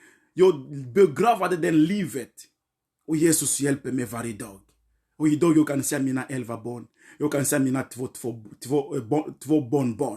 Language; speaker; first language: Swedish; non-native, fluent; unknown